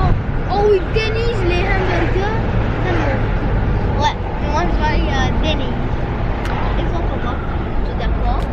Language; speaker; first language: French; early bilingual, heritage; French